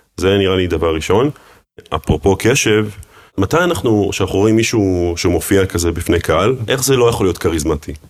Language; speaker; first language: Hebrew; early bilingual, other home language; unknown